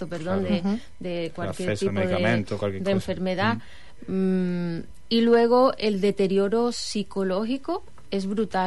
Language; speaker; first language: Spanish; native; Spanish